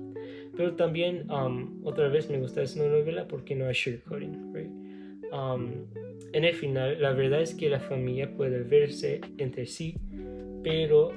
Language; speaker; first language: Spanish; non-native, learner; English